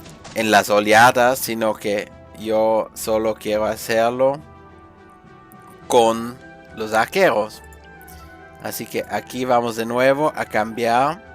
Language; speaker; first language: Spanish; non-native, fluent; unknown